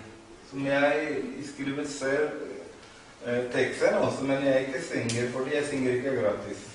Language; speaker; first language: Norwegian; non-native, learner; Baluchi